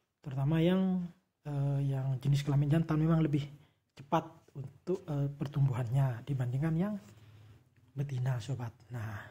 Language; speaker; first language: Indonesian; non-native, local second language; Javanese